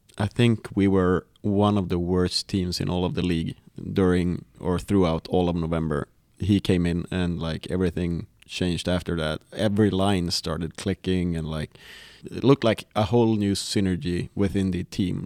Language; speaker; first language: English; non-native, fluent; Swedish